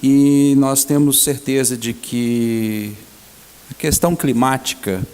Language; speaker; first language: Portuguese; native; Portuguese